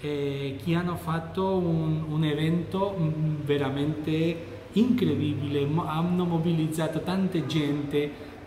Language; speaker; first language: Italian; non-native, fluent; Catalan